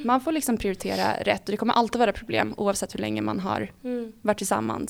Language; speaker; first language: Swedish; native; Swedish